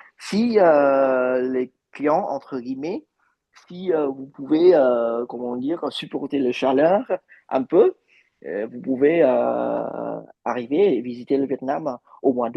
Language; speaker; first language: French; non-native, fluent; Vietnamese